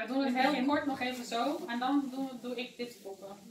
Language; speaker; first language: Dutch; native; Dutch